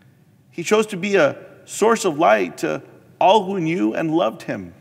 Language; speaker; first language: English; native; English